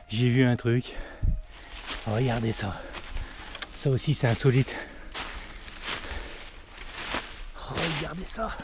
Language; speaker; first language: French; native; French